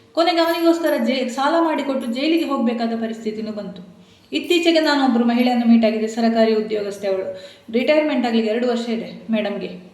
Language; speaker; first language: Kannada; non-native, local second language; Tulu